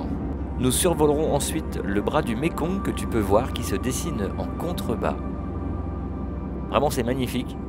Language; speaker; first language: French; native; French